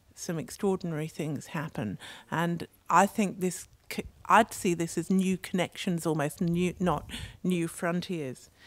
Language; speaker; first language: English; native; English